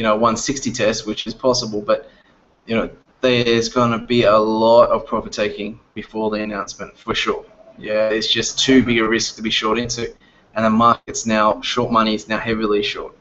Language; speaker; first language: English; native; English